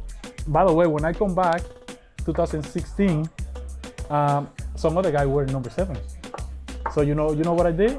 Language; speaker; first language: English; non-native, fluent; Spanish